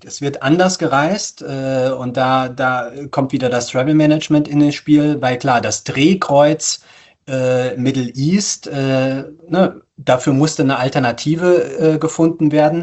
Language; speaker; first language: German; native; German